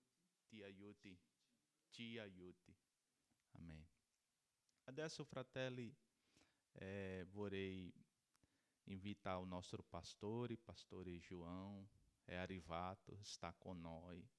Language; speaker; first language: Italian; non-native, learner; Portuguese